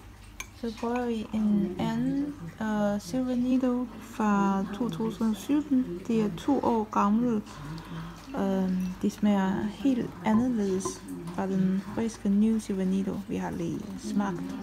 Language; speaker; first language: Danish; non-native, fluent; Chinese